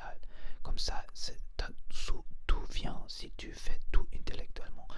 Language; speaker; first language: French; non-native, learner; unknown